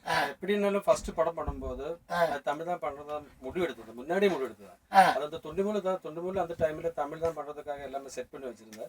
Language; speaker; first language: Tamil; non-native, learner; Malayalam